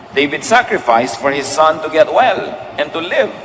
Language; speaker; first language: English; non-native, local second language; Filipino